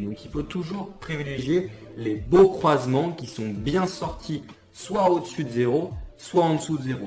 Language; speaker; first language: French; native; French